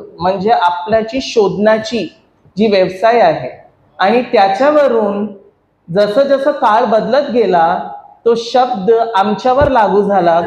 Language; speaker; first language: Marathi; non-native, local second language; Hindi